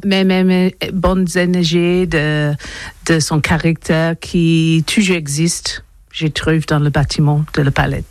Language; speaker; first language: French; non-native, learner; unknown